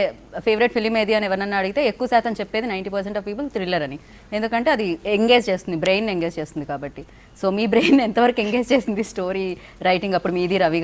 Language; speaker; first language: Telugu; native; Telugu